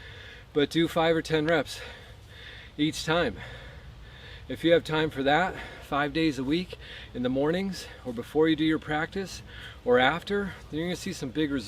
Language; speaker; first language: English; native; English